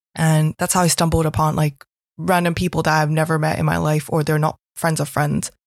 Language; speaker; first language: English; non-native, local second language; Cantonese